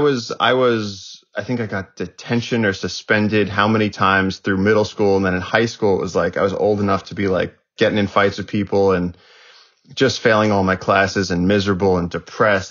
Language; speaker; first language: English; native; English